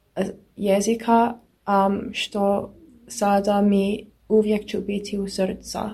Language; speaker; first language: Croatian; non-native, learner; English